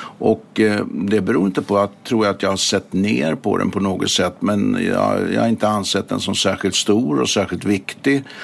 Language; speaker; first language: Swedish; native; Swedish